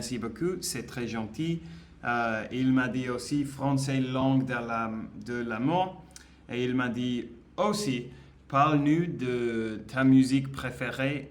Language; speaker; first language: French; non-native, learner; English